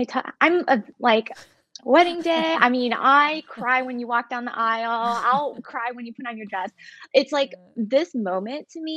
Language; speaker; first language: English; native; English